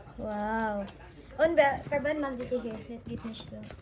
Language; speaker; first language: German; non-native, learner; Filipino